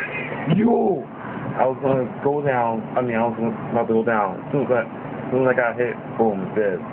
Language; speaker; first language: English; native; English